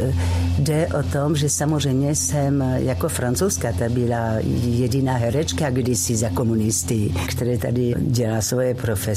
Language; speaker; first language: Czech; non-native, fluent; French